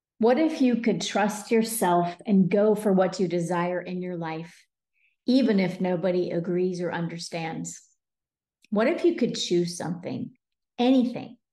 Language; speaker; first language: English; native; English